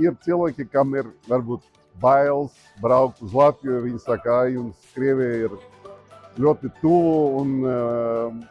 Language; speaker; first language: Latvian; non-native, local second language; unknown